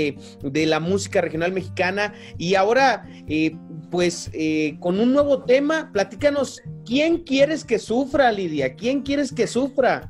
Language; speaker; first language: Spanish; native; Spanish